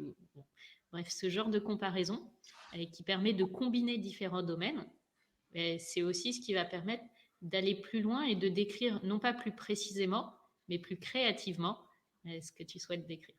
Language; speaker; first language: French; native; French